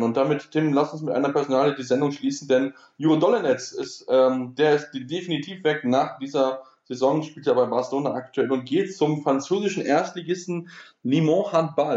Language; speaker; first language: German; native; German